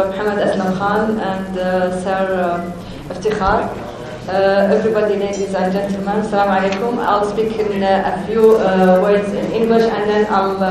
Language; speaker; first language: English; non-native, fluent; Arabic